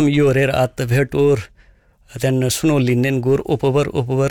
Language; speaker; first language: Norwegian; non-native, fluent; Nepali